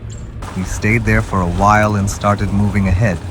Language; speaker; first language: English; non-native, local second language; Sinhala